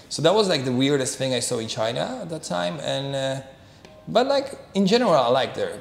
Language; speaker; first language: English; non-native, fluent; Polish